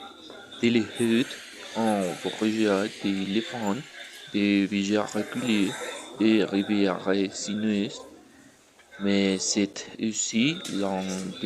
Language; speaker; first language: French; non-native, learner; Spanish